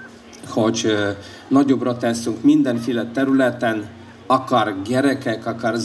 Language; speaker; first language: Hungarian; non-native, fluent; Polish